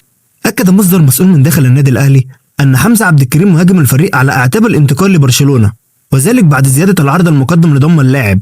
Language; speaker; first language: Arabic; native; Arabic